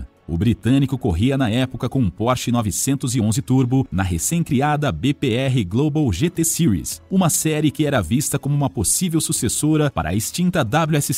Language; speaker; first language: Portuguese; native; Portuguese